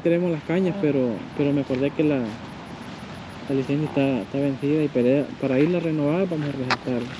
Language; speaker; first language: Spanish; native; Spanish